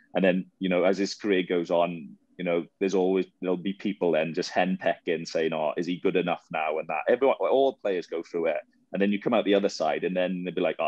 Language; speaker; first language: English; native; English